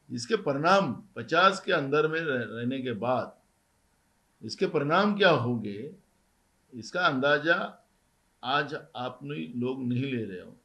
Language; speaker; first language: Hindi; non-native, local second language; Marathi